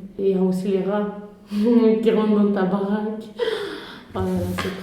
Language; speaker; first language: French; non-native, fluent; Romanian